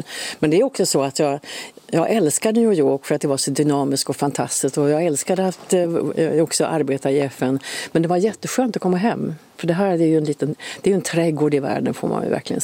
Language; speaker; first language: Swedish; native; Swedish